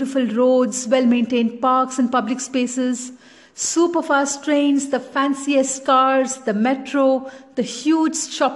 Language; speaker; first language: English; non-native, local second language; Tamil